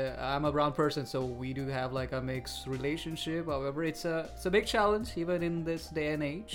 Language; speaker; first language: English; non-native, local second language; Malayalam